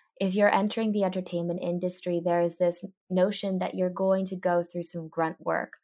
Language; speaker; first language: English; early bilingual, other home language; Japanese